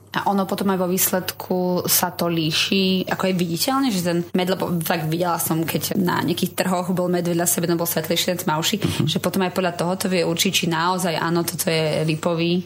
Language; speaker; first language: Slovak; native; Slovak